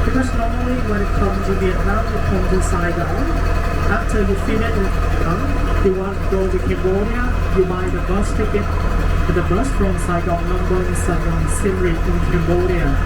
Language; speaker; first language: English; non-native, learner; Vietnamese